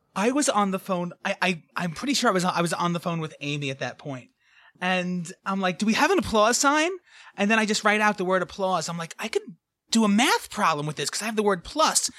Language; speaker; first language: English; native; English